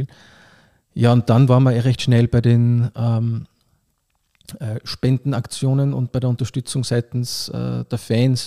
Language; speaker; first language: German; native; German